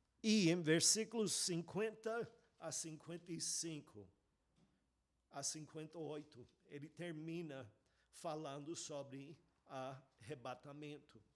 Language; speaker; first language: Portuguese; non-native, fluent; English